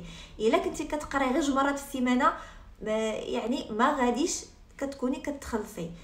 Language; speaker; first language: Arabic; native; Arabic